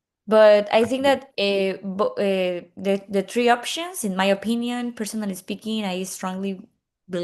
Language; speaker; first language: English; non-native, learner; Spanish